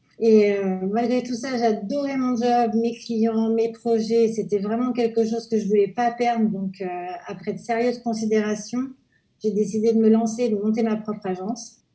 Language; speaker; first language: French; native; French